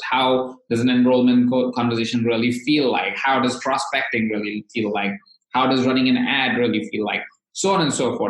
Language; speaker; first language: English; non-native, local second language; Hindi